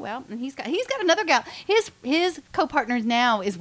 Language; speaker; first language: English; native; English